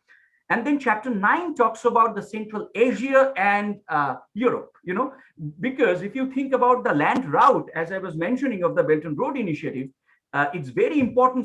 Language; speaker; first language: English; non-native, local second language; Bangla